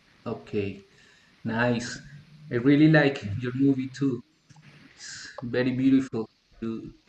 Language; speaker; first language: English; non-native, learner; Spanish